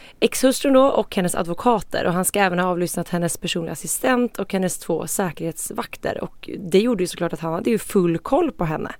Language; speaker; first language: Swedish; native; Swedish